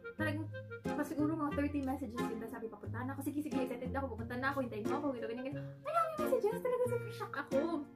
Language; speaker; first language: Filipino; non-native, local second language; Cebuano